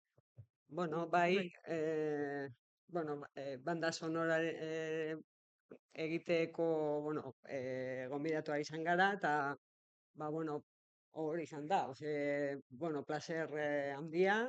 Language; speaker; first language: Basque; non-native, local second language; Spanish